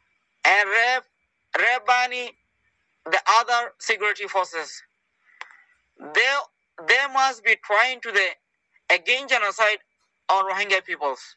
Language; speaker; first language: English; non-native, learner; Rohingya